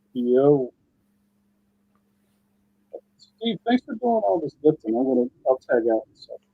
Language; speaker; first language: English; native; English